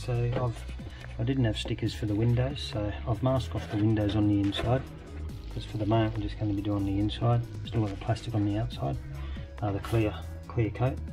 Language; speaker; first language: English; native; English